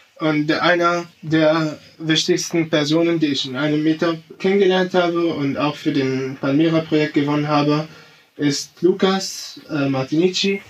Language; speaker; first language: German; non-native, fluent; Arabic